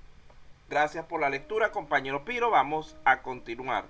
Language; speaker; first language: Spanish; native; Spanish